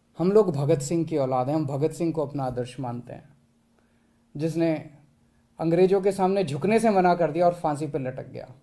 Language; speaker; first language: Hindi; native; Hindi